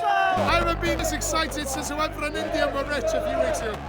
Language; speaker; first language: English; native; English